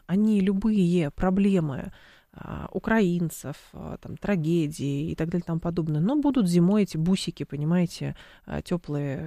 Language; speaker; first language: Russian; native; Russian